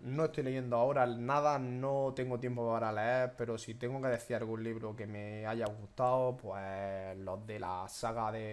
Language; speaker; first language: Spanish; native; Spanish